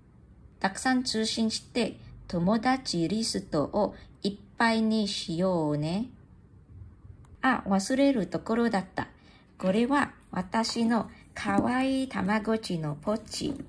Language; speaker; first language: Japanese; non-native, learner; English